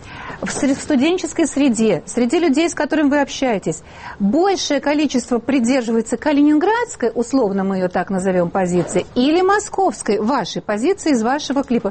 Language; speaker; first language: Russian; native; Russian